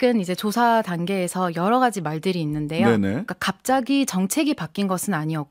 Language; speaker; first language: Korean; native; Korean